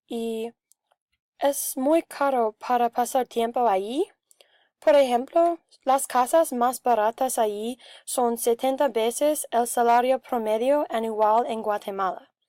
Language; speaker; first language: Spanish; non-native, learner; English